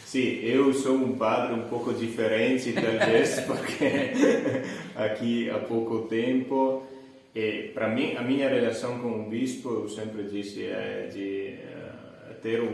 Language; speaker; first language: Portuguese; non-native, fluent; Italian